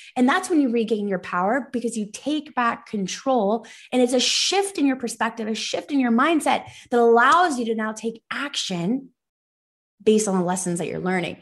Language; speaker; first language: English; native; English